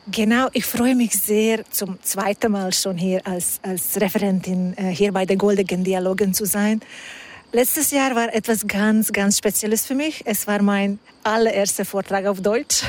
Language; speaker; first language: German; non-native, fluent; Hungarian